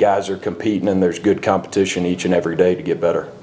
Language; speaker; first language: English; native; English